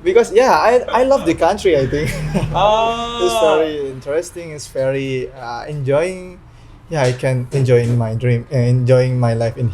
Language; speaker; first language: English; non-native, learner; Indonesian